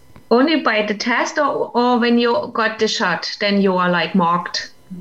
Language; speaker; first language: English; non-native, fluent; German